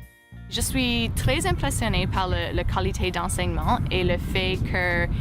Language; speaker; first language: French; non-native, fluent; English